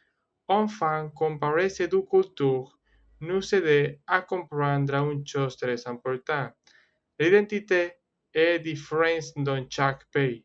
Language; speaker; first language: French; non-native, learner; Spanish